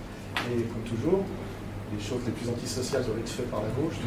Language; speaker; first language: French; native; French